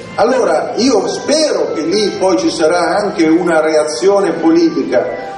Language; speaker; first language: Italian; native; Italian